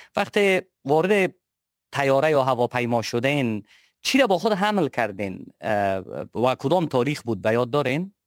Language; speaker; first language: Persian; native; Persian